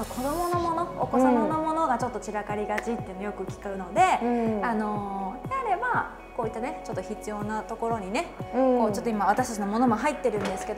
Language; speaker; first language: Japanese; native; Japanese